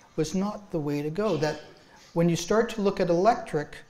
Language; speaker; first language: English; native; English